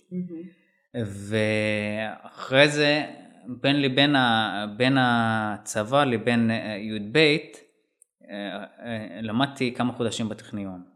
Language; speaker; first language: Hebrew; non-native, local second language; Arabic